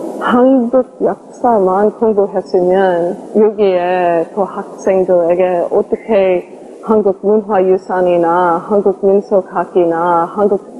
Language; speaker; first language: Korean; non-native, learner; English